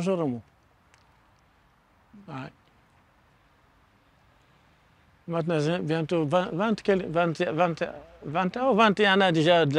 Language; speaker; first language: French; non-native, learner; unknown